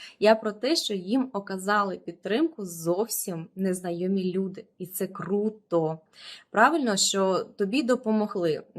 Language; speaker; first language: Ukrainian; non-native, local second language; Russian